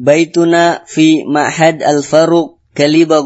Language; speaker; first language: Arabic; non-native, learner; Indonesian